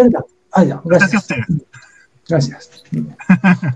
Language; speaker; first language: Spanish; non-native, learner; Japanese